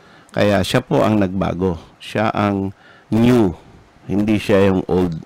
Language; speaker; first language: Filipino; native; Filipino